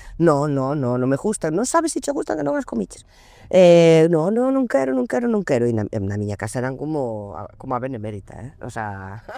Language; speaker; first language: Galician; non-native, local second language; Spanish